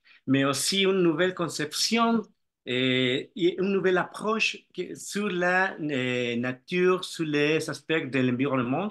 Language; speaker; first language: French; non-native, fluent; Spanish